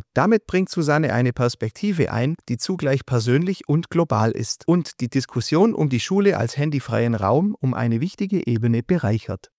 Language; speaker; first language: German; native; German